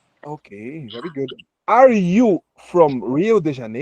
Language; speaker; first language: English; non-native, fluent; Portuguese